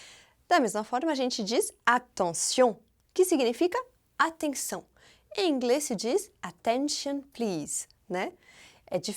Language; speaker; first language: Portuguese; non-native, fluent; French